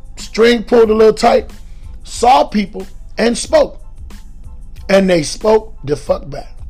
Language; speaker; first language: English; native; English